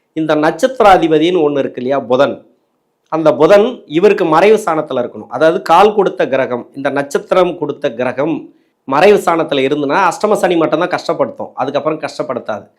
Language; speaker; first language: Tamil; native; Tamil